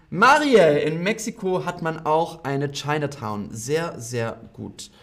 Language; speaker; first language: German; non-native, fluent; English